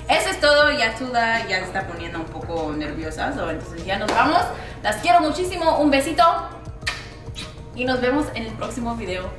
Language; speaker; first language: Spanish; early bilingual, heritage; Spanish